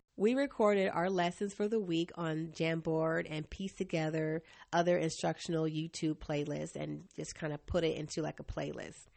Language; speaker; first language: English; native; English